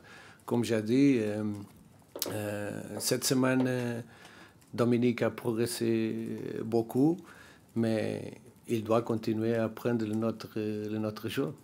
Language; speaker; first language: French; non-native, learner; Portuguese